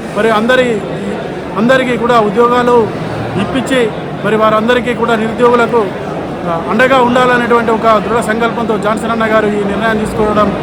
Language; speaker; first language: Telugu; native; Telugu